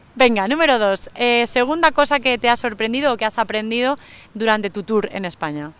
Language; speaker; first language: Spanish; native; Spanish